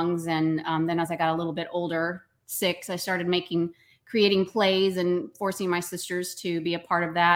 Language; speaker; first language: English; native; English